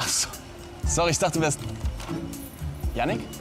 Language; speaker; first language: German; native; German